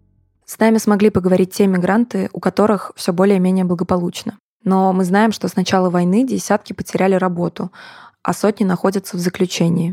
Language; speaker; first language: Russian; native; Russian